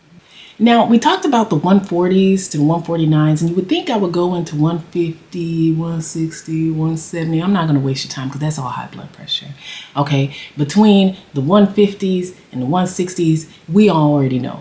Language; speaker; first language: English; native; English